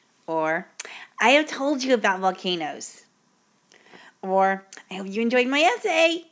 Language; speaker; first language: English; native; English